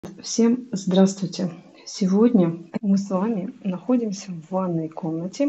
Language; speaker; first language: Russian; native; Russian